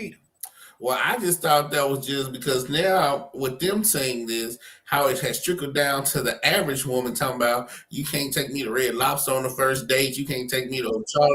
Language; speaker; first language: English; native; English